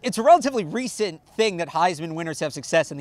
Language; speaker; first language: English; native; English